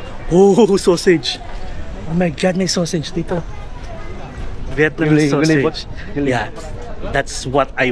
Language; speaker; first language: English; non-native, local second language; Filipino